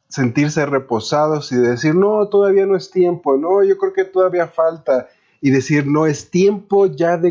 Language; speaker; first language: Spanish; native; Spanish